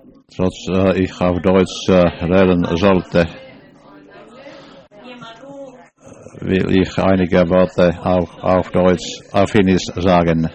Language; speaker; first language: German; non-native, learner; English